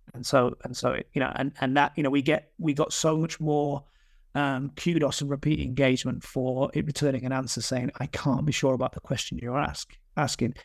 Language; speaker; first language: English; native; English